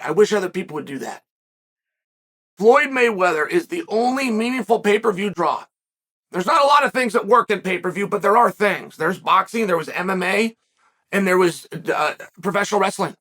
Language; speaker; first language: English; native; English